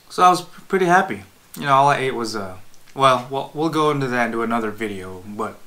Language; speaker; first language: English; native; English